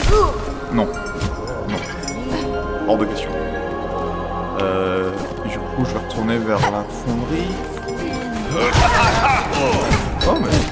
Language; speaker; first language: French; native; French